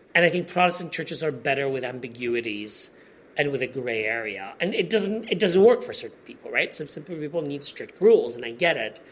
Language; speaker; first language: English; non-native, fluent; Polish